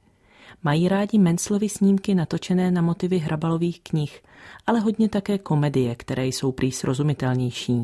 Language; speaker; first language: Czech; native; Czech